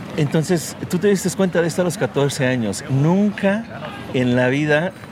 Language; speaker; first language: Spanish; early bilingual, heritage; Spanish